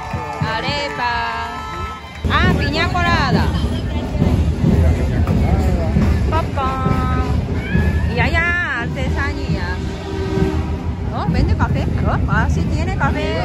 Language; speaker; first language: Spanish; non-native, learner; Japanese